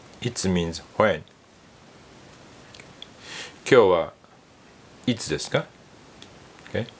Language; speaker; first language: Japanese; non-native, fluent; English